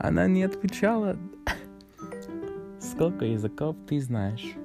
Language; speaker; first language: Russian; non-native, learner; English